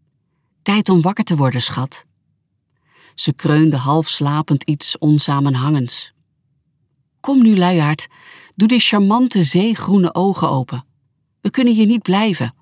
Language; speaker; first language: Dutch; native; Dutch